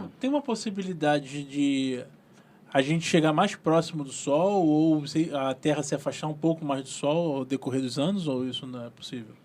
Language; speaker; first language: Portuguese; native; Portuguese